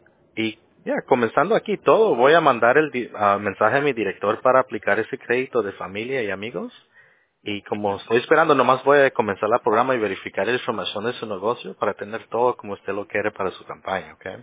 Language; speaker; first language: Spanish; early bilingual, heritage; Spanish